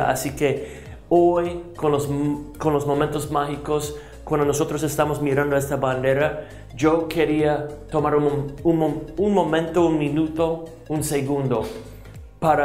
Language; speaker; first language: Spanish; non-native, fluent; English